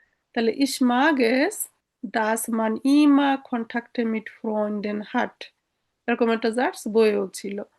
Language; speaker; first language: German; non-native, fluent; Bangla